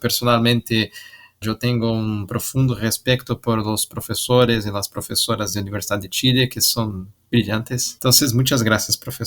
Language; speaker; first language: Spanish; non-native, learner; Portuguese